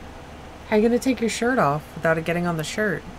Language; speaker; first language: English; native; English